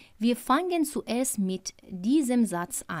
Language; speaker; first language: German; non-native, fluent; Persian